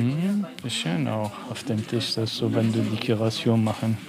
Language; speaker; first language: German; non-native, learner; Arabic